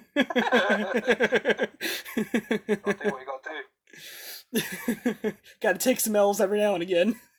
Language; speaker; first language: English; native; English